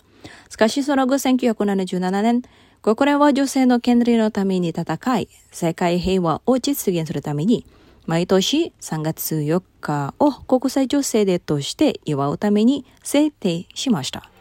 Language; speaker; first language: Japanese; non-native, fluent; Indonesian